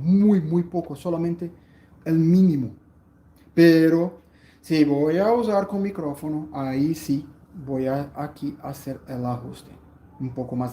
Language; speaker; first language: Spanish; non-native, fluent; Portuguese